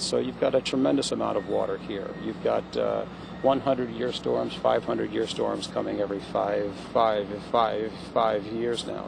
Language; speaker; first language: English; native; English